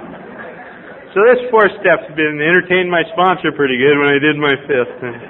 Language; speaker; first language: English; native; English